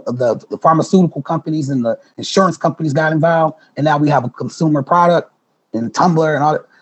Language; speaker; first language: English; native; English